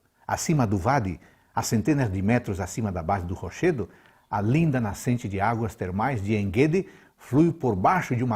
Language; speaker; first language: Portuguese; native; Portuguese